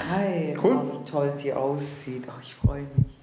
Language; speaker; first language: German; native; German